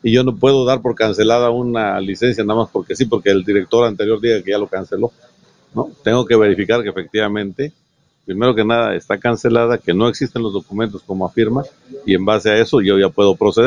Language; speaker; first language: Spanish; native; Spanish